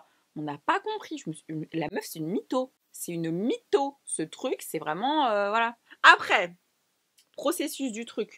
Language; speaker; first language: French; native; French